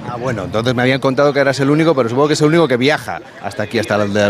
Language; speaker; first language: Spanish; native; Spanish